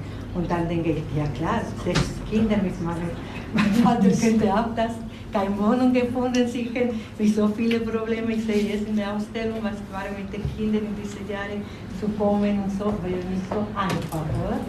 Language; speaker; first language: German; non-native, learner; Spanish